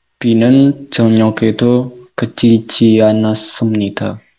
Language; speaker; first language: Korean; non-native, learner; Indonesian